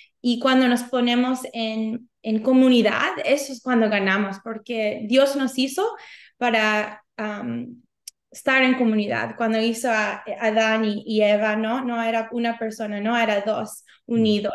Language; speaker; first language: Spanish; early bilingual, heritage; Spanish